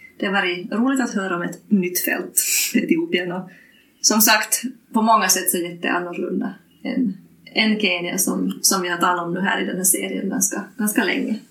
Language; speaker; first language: Swedish; native; Swedish